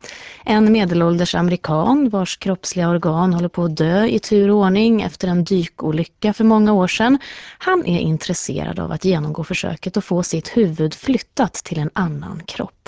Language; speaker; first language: Swedish; native; Swedish